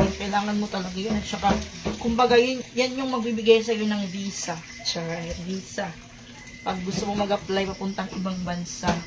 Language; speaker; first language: Filipino; non-native, local second language; Cebuano